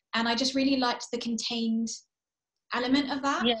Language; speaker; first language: English; early bilingual, heritage; English